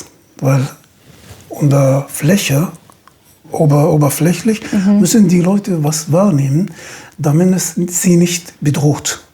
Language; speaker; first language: German; non-native, fluent; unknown